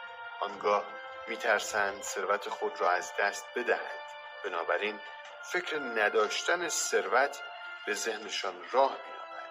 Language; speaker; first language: Persian; native; Persian